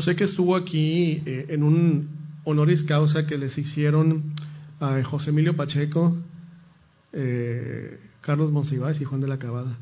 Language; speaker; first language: Spanish; native; Spanish